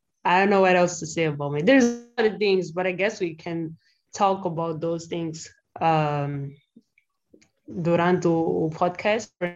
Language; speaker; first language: English; non-native, fluent; Portuguese